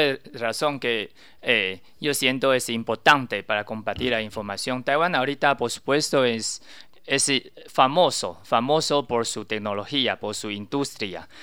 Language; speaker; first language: Spanish; non-native, learner; Chinese